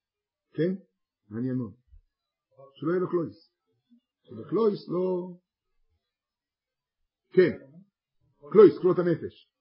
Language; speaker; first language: Hebrew; native; Hebrew